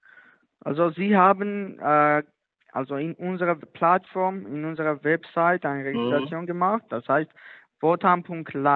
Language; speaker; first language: German; non-native, learner; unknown